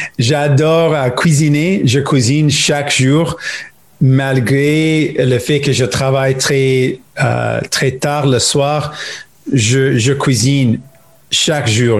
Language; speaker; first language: French; non-native, local second language; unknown